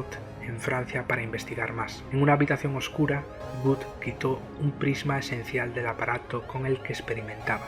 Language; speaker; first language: Spanish; native; Spanish